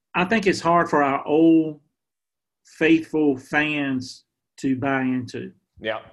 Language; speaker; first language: English; native; English